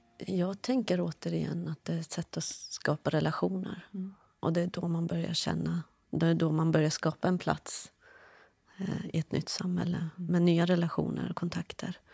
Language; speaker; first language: Swedish; early bilingual, other home language; Kurdish